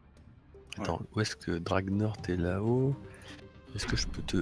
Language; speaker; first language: French; native; French